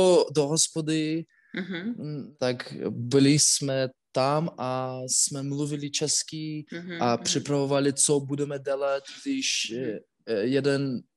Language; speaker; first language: Czech; non-native, learner; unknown